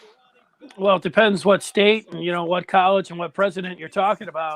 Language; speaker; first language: English; native; English